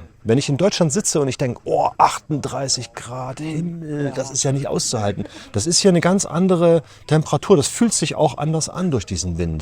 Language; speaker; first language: German; native; German